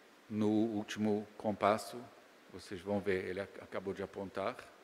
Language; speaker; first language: Portuguese; native; Portuguese